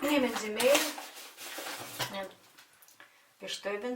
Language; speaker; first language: German; non-native, fluent; Russian